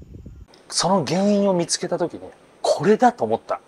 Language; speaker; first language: Japanese; native; Japanese